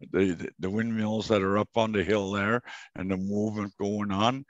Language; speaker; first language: English; non-native, fluent; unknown